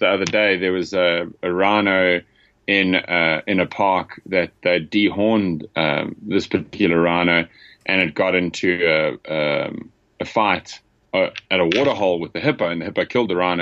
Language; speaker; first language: English; native; English